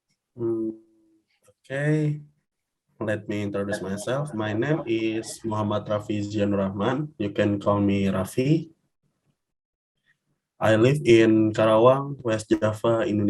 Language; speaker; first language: English; non-native, learner; Indonesian